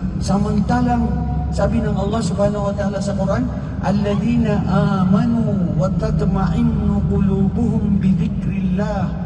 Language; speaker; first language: Filipino; non-native, local second language; Maranao